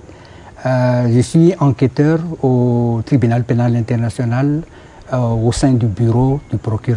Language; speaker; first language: French; non-native, local second language; Malagasy